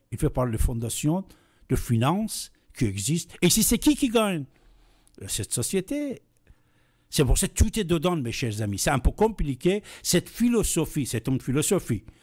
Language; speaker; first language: French; non-native, fluent; Persian